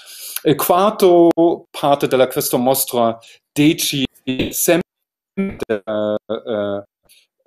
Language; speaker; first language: Italian; non-native, learner; German